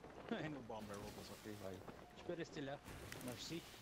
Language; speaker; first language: French; native; French